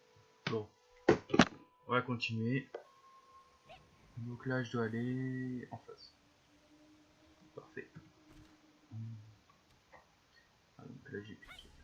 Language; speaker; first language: French; native; French